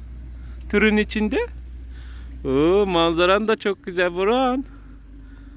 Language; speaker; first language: Turkish; native; Turkish